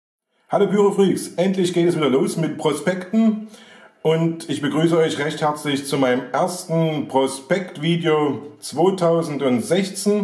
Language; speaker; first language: German; native; German